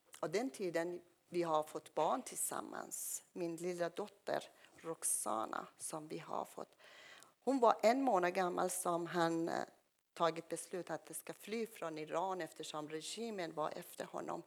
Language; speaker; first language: Swedish; non-native, fluent; Persian